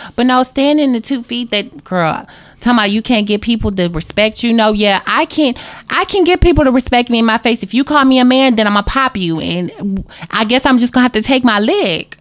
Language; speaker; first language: English; native; English